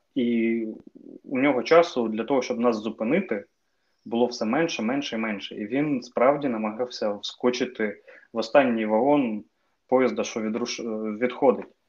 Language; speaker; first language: Ukrainian; native; Ukrainian